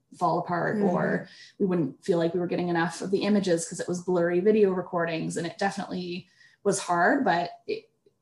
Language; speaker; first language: English; native; English